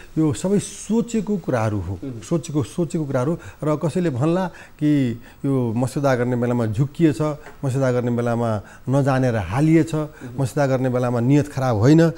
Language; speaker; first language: Nepali; non-native, local second language; Maithili